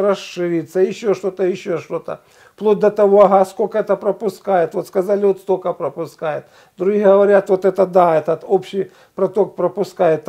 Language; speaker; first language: Russian; native; Russian